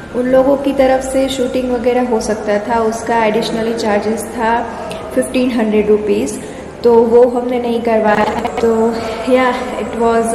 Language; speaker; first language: Hindi; non-native, local second language; Gujarati